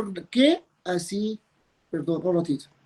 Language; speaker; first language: Spanish; non-native, fluent; Arabic